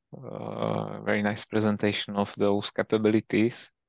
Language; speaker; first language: English; non-native, fluent; Czech